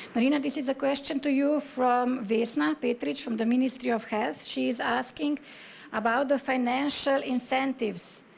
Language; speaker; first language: English; non-native, fluent; Slovenian